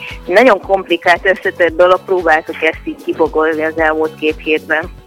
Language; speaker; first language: Hungarian; native; Hungarian